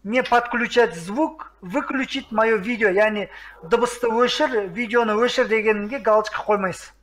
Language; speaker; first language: Russian; non-native, local second language; Kazakh